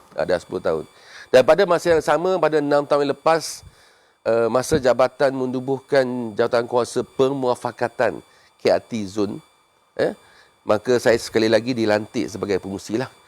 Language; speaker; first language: Malay; non-native, local second language; Chinese